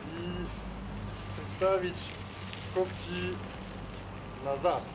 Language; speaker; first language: Russian; non-native, learner; Chinese